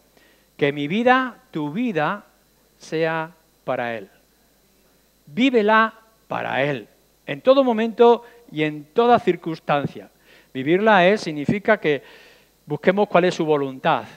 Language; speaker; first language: Spanish; native; Spanish